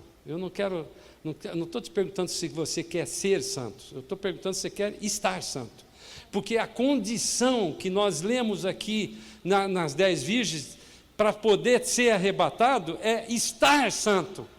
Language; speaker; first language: Portuguese; native; Portuguese